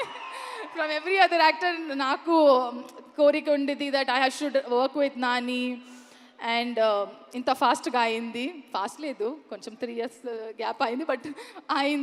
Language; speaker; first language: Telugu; non-native, learner; Kannada